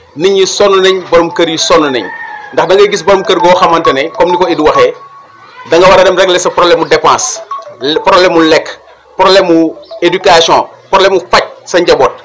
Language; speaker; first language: Wolof; non-native, local second language; Serer